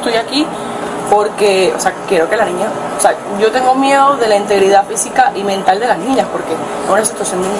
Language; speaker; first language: Spanish; native; Spanish